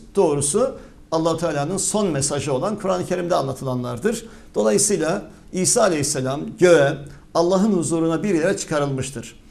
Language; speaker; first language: Turkish; native; Turkish